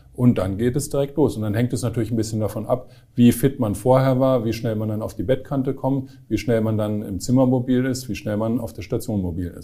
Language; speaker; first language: German; native; German